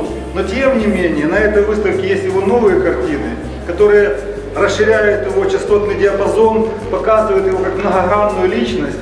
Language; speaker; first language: Russian; native; Russian